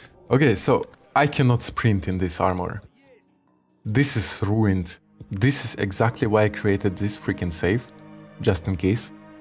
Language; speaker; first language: English; non-native, fluent; Russian